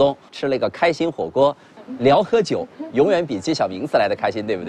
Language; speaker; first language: Chinese; native; Chinese